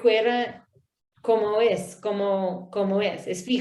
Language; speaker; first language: Spanish; non-native, learner; English